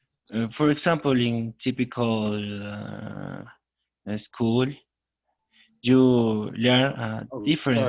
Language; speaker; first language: English; non-native, learner; Spanish